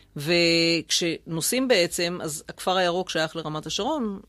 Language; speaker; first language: Hebrew; native; Hebrew